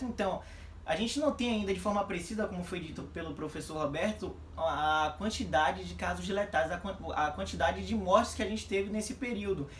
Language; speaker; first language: Portuguese; native; Portuguese